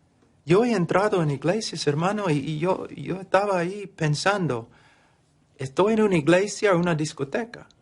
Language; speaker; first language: Spanish; non-native, fluent; English